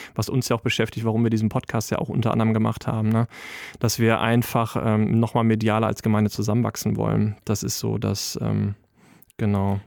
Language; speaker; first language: German; native; German